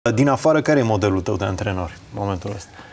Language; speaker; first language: Romanian; native; Romanian